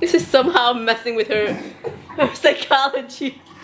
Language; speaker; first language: English; early bilingual, other home language; Spanish